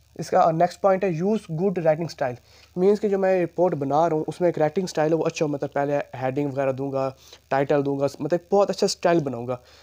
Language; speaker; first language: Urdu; non-native, local second language; Punjabi